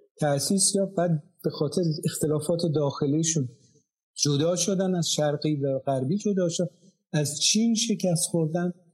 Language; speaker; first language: Persian; non-native, local second language; Azerbaijani